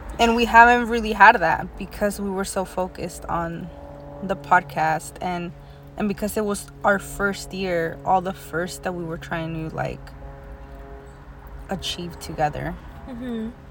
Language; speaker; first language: English; early bilingual, other home language; Spanish